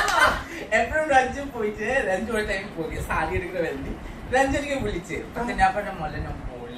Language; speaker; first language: Malayalam; non-native, learner; Assamese